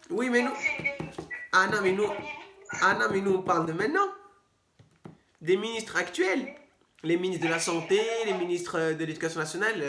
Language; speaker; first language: French; native; French